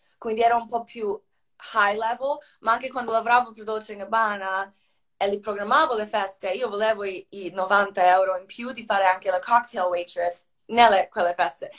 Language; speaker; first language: Italian; non-native, fluent; Croatian